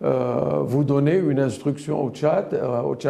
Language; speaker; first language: French; non-native, local second language; Arabic